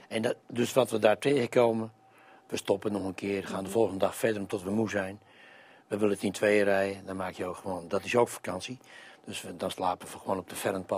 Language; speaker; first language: Dutch; native; Dutch